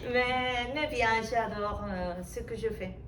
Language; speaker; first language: French; non-native, fluent; Spanish